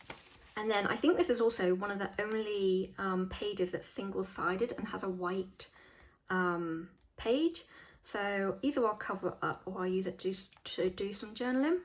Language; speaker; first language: English; native; English